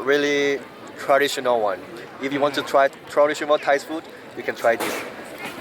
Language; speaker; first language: English; non-native, fluent; Thai